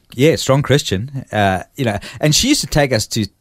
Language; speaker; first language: English; native; English